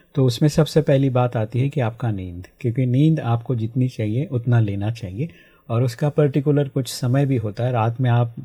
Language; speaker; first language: Hindi; native; Hindi